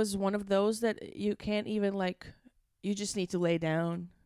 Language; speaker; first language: English; non-native, fluent; Latvian